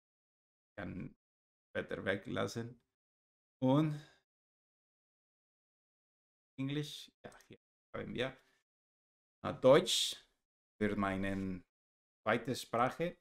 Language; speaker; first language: German; non-native, learner; Spanish